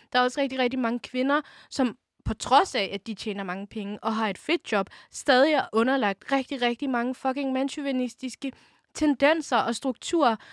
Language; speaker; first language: Danish; early bilingual, other home language; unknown